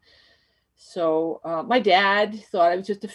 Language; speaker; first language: English; native; English